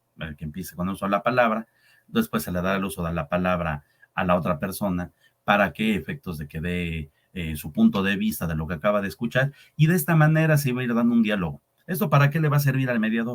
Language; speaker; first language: Spanish; native; Spanish